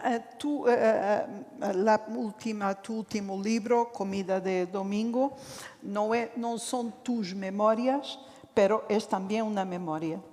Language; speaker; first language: Spanish; non-native, fluent; Portuguese